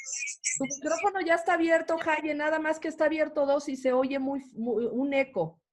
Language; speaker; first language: Spanish; native; Spanish